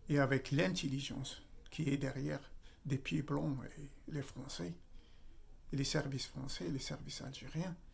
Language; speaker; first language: French; non-native, local second language; Arabic